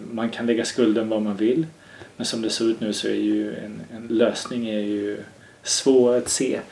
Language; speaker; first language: Swedish; native; Swedish